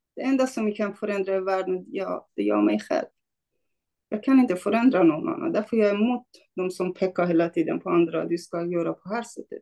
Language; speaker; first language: Swedish; non-native, fluent; Kurdish